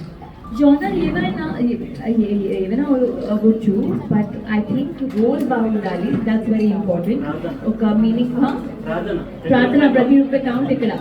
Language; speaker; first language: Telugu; non-native, fluent; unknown